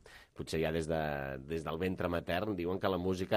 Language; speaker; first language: Catalan; native; Catalan